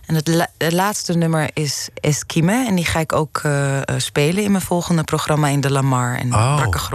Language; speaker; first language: Dutch; native; Dutch